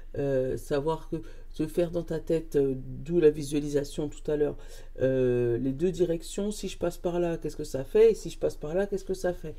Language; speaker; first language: French; native; French